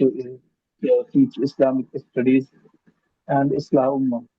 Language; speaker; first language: English; non-native, learner; Hindi